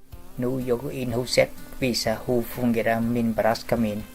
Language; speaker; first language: Swedish; non-native, learner; Vietnamese